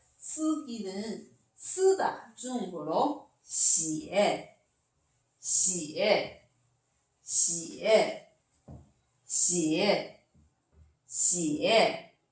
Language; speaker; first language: Korean; non-native, learner; Chinese